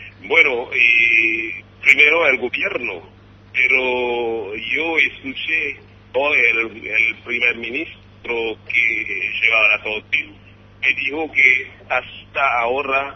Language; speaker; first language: Spanish; non-native, fluent; Haitian Creole